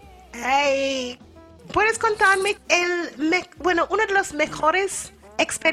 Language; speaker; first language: Spanish; non-native, fluent; English